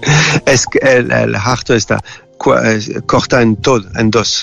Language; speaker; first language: Spanish; non-native, learner; French